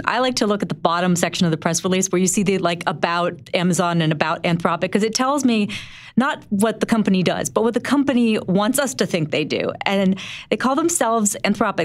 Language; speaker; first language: English; native; English